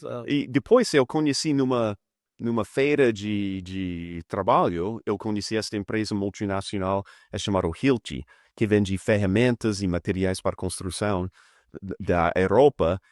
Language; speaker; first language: Portuguese; non-native, fluent; English